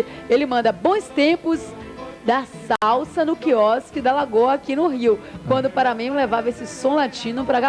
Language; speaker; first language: Portuguese; native; Portuguese